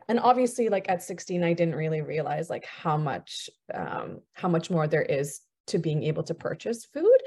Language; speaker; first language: English; early bilingual, other home language; Punjabi